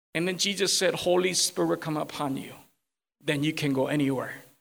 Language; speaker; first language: English; non-native, fluent; Korean